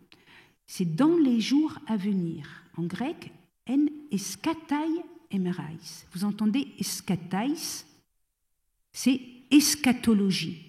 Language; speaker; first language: French; native; French